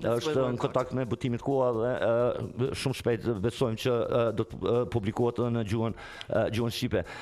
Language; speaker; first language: Albanian; native; Albanian